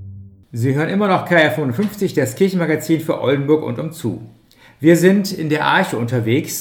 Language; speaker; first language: German; native; German